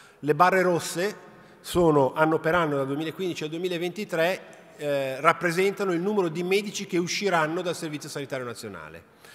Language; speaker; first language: Italian; native; Italian